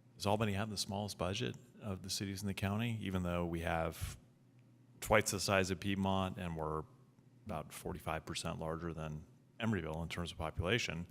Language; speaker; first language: English; native; English